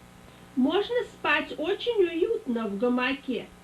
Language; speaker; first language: Russian; native; Russian